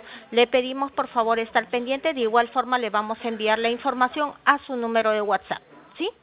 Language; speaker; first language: Spanish; native; Spanish